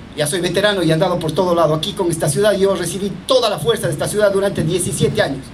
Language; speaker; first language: Spanish; native; Spanish